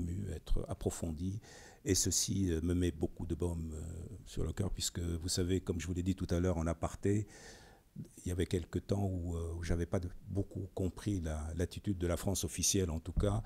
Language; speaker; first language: French; non-native, local second language; Arabic